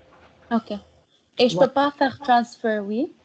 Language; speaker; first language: French; non-native, local second language; Arabic